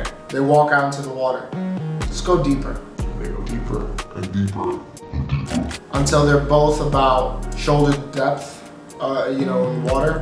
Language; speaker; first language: English; native; English